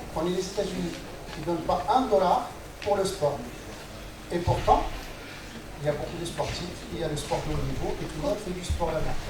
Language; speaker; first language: French; non-native, local second language; Arabic